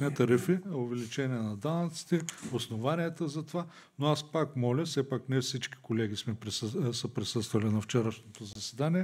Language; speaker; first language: Bulgarian; native; Bulgarian